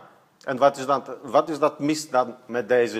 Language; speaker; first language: Dutch; non-native, fluent; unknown